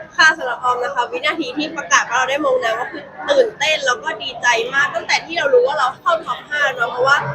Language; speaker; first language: Thai; non-native, local second language; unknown